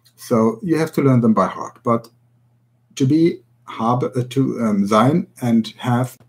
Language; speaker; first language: English; non-native, fluent; German